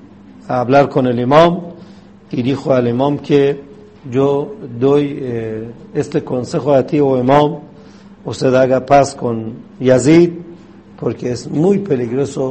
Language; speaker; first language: Spanish; non-native, fluent; Persian